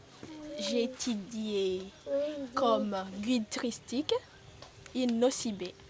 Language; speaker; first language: French; non-native, learner; Malagasy